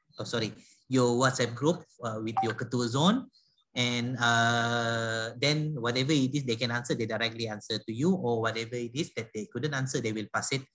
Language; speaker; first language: English; non-native, local second language; Malay